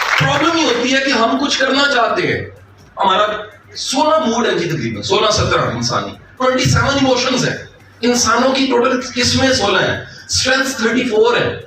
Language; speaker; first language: Urdu; non-native, local second language; Punjabi